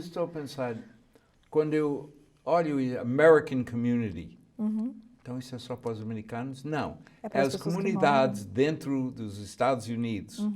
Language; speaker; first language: Portuguese; early bilingual, heritage; Portuguese